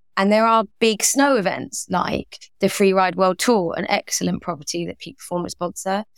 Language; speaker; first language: English; native; English